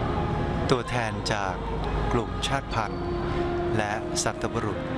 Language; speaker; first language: Thai; native; Thai